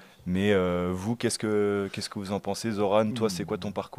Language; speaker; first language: French; native; French